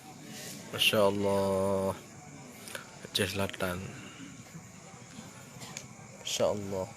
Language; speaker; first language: Indonesian; non-native, local second language; Achinese